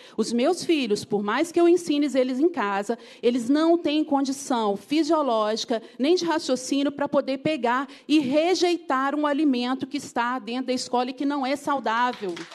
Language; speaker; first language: Portuguese; native; Portuguese